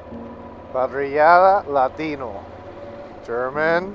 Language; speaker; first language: Spanish; early bilingual, heritage; Spanish